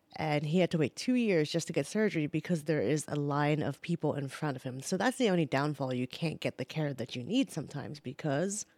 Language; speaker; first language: English; native; English